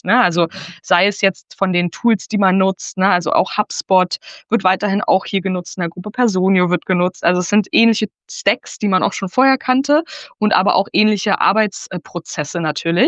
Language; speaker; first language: German; native; German